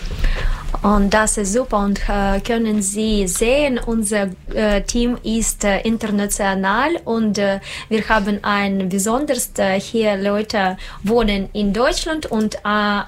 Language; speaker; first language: German; non-native, learner; Russian